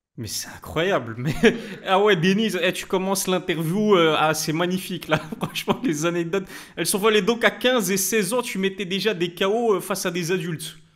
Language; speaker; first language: French; native; French